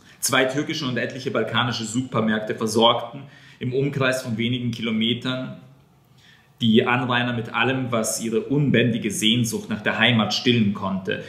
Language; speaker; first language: German; non-native, fluent; Serbian